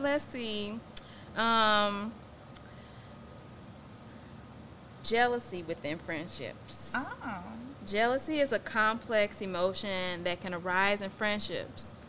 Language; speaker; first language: English; native; English